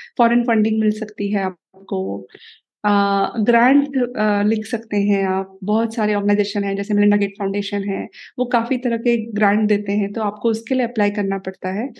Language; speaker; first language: Hindi; native; Hindi